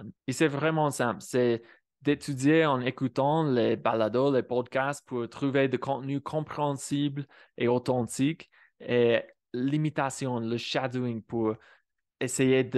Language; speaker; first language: French; non-native, fluent; English